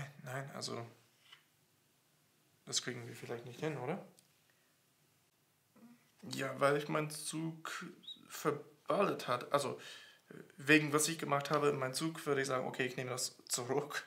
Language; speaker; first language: German; non-native, fluent; English